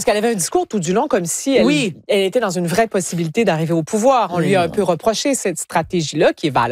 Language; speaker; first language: French; native; French